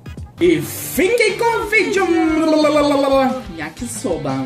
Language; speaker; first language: Portuguese; native; Portuguese